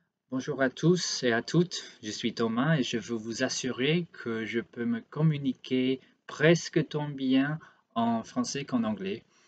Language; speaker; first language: French; non-native, fluent; English